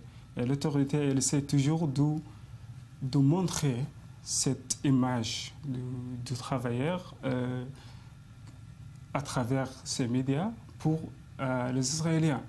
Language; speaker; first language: French; non-native, fluent; Arabic